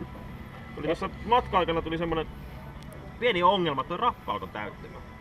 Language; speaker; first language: Finnish; native; Finnish